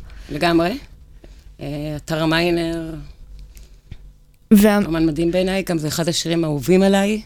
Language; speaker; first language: Hebrew; native; Hebrew